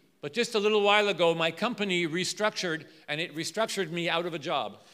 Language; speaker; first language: English; native; English